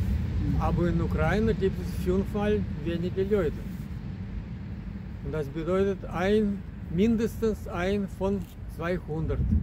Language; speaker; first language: German; non-native, fluent; Russian